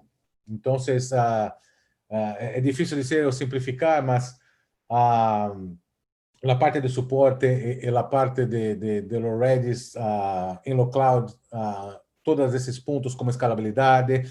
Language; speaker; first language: Portuguese; non-native, fluent; Spanish